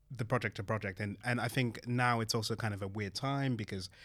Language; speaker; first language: English; early bilingual, other home language; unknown